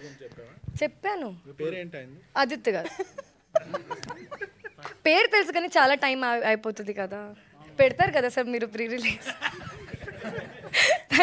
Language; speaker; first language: Telugu; non-native, learner; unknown